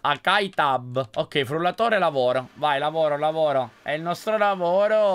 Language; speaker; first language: Italian; native; Italian